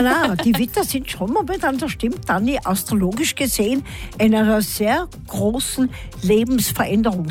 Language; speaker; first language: German; native; German